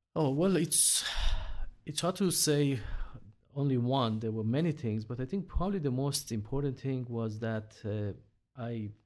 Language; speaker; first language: English; non-native, fluent; Hebrew